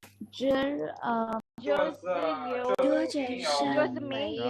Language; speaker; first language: Chinese; non-native, learner; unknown